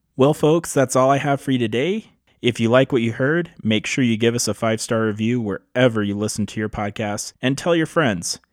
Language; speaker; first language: English; native; English